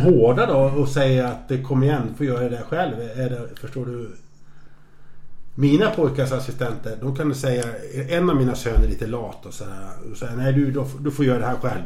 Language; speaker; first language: Swedish; native; Swedish